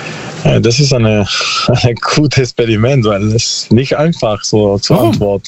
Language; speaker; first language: German; non-native, learner; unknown